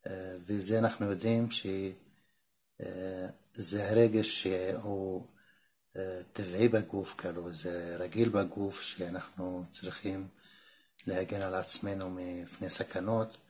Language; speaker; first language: Hebrew; non-native, local second language; Arabic